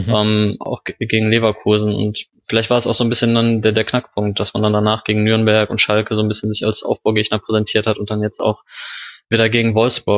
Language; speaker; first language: German; native; German